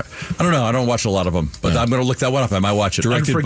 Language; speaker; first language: English; native; English